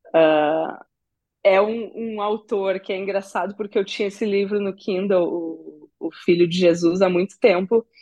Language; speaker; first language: Portuguese; native; Portuguese